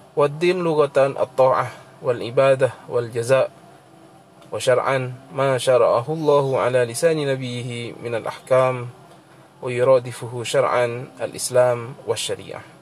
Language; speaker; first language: Arabic; non-native, fluent; Indonesian